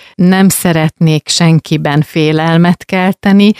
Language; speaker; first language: Hungarian; native; Hungarian